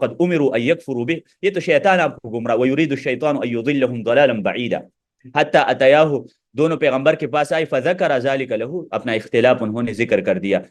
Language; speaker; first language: Urdu; non-native, local second language; Pashto